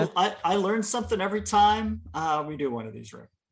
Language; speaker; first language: English; native; English